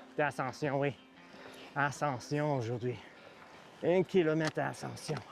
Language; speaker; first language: French; non-native, learner; English